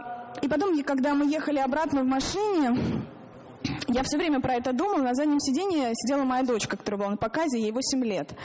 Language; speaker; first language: Russian; native; Russian